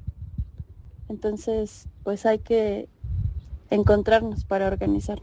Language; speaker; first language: Spanish; native; Spanish